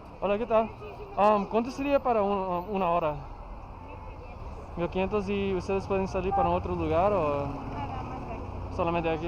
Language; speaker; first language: Spanish; non-native, learner; English